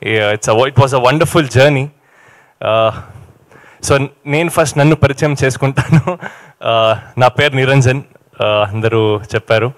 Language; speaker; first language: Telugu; non-native, learner; Kannada